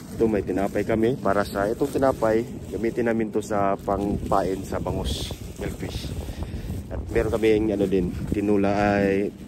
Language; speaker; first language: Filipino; non-native, local second language; Cebuano